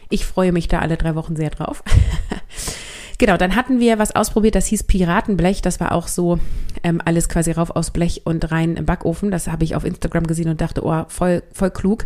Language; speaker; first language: German; native; German